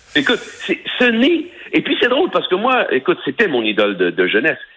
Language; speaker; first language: French; native; French